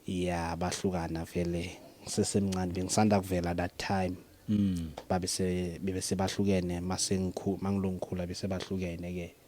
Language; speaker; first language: Zulu; non-native, local second language; Southern Sotho